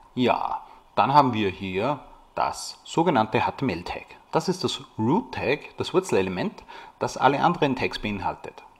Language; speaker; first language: German; native; German